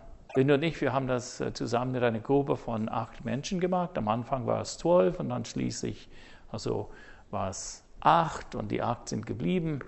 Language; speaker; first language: German; non-native, fluent; English